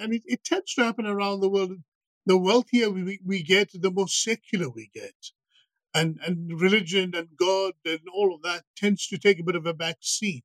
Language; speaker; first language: English; native; English